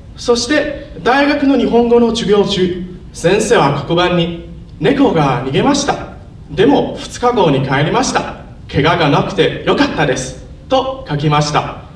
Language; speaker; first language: Japanese; non-native, learner; Chinese